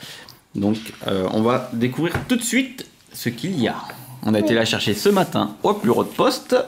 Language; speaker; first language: French; native; French